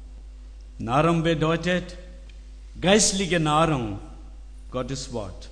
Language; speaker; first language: German; non-native, learner; Tamil